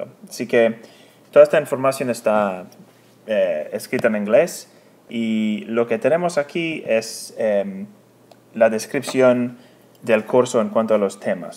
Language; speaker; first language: Spanish; non-native, fluent; English